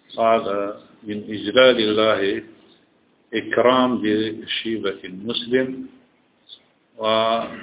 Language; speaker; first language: Arabic; native; Arabic